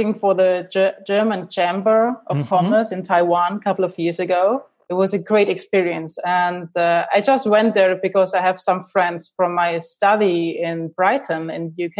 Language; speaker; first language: English; non-native, fluent; German